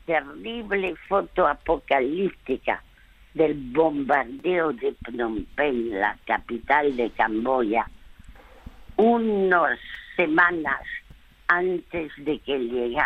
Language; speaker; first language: Spanish; early bilingual, other home language; French